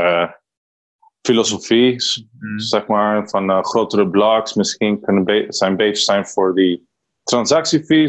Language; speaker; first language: Dutch; non-native, learner; Spanish